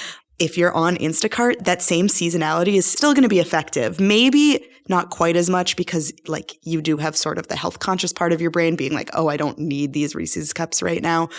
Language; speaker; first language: English; native; English